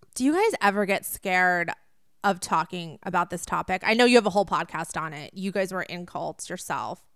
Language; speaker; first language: English; native; English